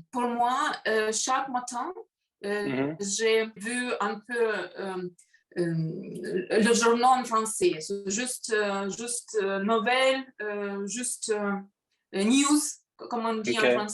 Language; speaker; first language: French; non-native, learner; Russian